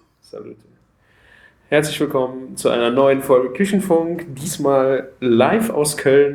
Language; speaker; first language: German; native; German